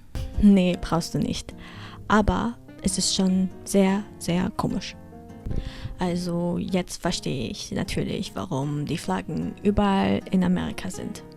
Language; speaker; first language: German; early bilingual, heritage; German